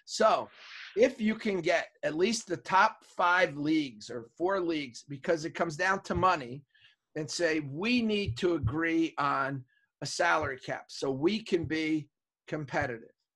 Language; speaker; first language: English; native; English